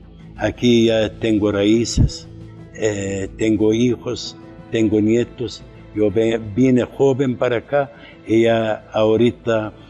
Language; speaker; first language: Spanish; non-native, fluent; Arabic